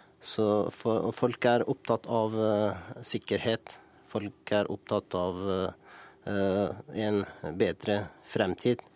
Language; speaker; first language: Norwegian; non-native, fluent; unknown